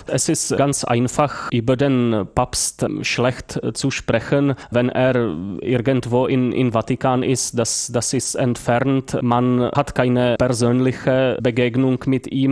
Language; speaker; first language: German; non-native, fluent; Czech